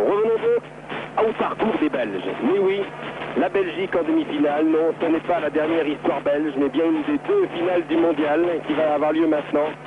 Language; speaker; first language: French; native; French